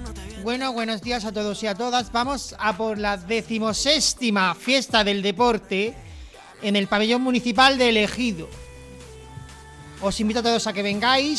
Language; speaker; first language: Spanish; native; Spanish